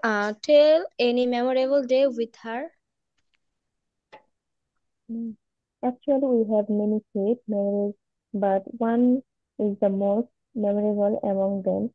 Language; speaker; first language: English; non-native, learner; Bangla